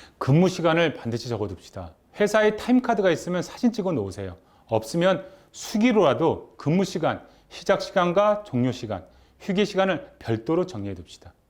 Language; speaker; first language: Korean; native; Korean